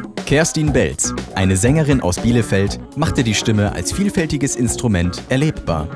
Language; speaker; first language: German; native; German